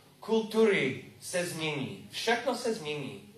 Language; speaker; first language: Czech; non-native, learner; English